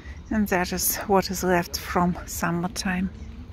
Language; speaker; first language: English; non-native, fluent; Russian